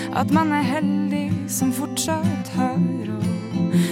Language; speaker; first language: Norwegian; native; Norwegian